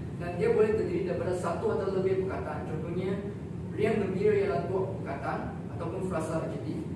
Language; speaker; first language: Malay; non-native, local second language; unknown